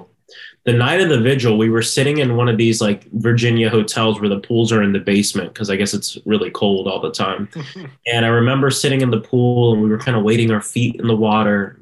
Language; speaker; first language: English; native; English